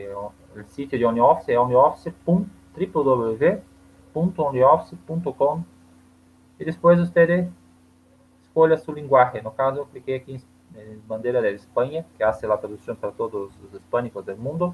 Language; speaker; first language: Spanish; non-native, learner; Portuguese